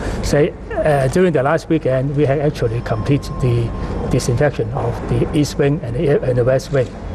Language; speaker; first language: English; non-native, local second language; Cantonese